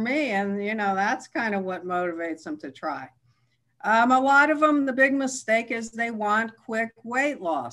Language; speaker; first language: English; native; English